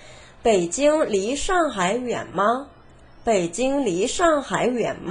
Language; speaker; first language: Chinese; non-native, fluent; Korean